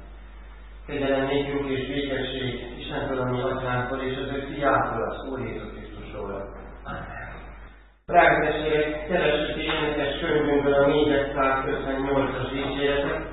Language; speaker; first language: Hungarian; native; Hungarian